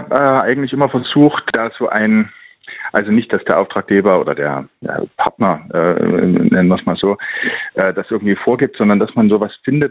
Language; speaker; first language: German; native; German